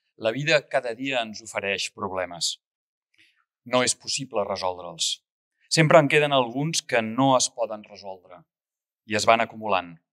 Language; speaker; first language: Catalan; native; Catalan